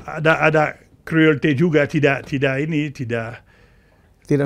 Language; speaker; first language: Indonesian; non-native, fluent; French